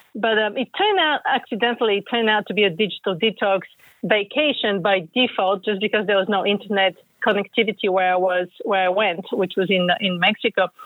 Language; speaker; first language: English; non-native, fluent; Bulgarian